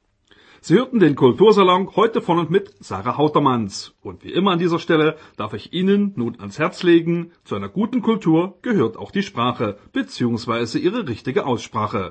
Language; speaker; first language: German; native; German